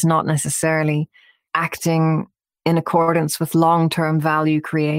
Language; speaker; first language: English; native; English